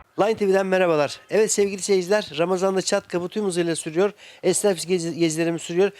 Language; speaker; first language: Turkish; native; Turkish